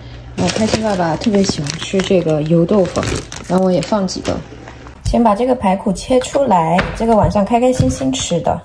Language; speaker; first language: Chinese; native; Chinese